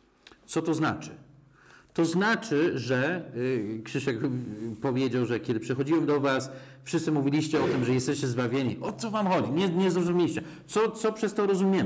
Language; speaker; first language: Polish; non-native, fluent; English